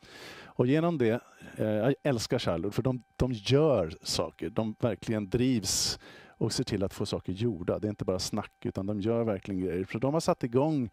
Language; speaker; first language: Swedish; native; Swedish